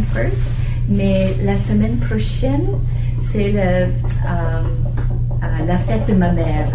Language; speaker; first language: French; non-native, learner; English